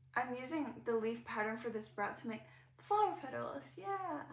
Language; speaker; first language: English; non-native, local second language; Cantonese